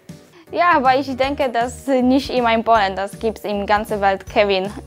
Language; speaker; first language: German; non-native, learner; Polish